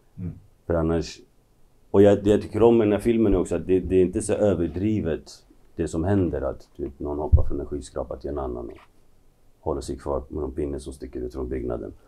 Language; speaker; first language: Swedish; early bilingual, other home language; Kurdish